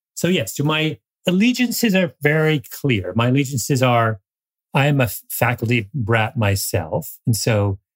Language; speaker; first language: English; native; English